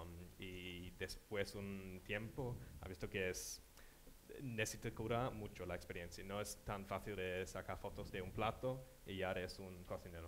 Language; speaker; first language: Spanish; non-native, fluent; English